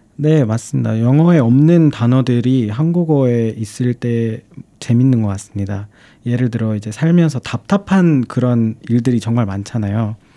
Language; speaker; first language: Korean; non-native, fluent; Tamil